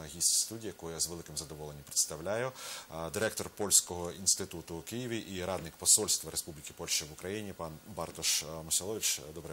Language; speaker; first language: Ukrainian; native; Ukrainian